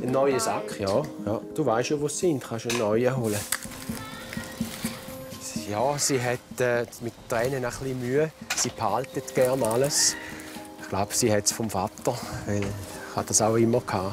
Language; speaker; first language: German; native; German